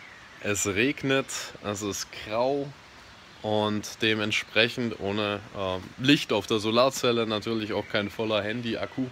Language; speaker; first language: German; native; German